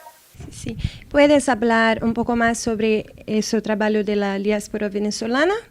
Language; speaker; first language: Spanish; non-native, fluent; Portuguese